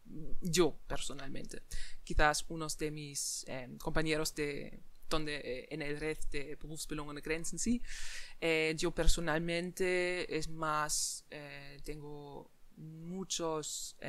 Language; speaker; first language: Spanish; non-native, fluent; German